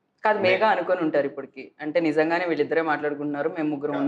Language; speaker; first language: Telugu; native; Telugu